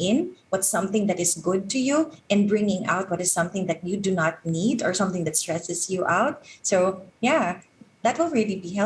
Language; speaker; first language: English; non-native, local second language; Filipino